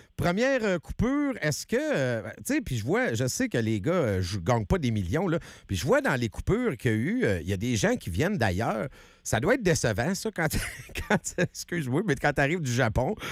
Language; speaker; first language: French; native; French